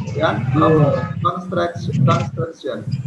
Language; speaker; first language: English; non-native, fluent; Indonesian